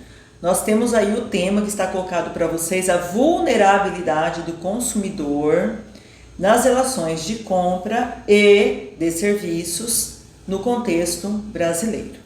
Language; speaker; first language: Portuguese; native; Portuguese